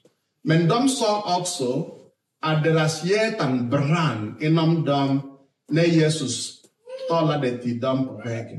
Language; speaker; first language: Swedish; non-native, fluent; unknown